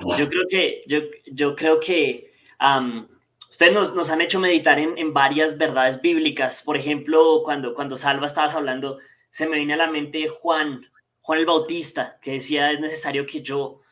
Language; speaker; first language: Spanish; native; Spanish